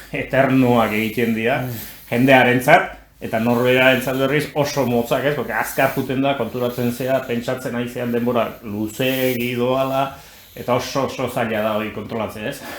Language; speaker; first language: Basque; native; Basque